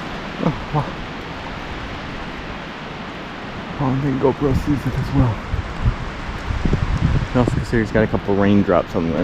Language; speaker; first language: English; native; English